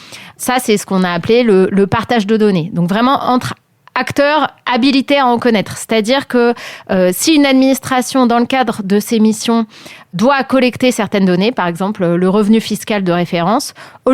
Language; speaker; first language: French; native; French